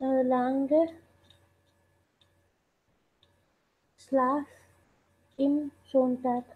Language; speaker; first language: German; non-native, learner; Telugu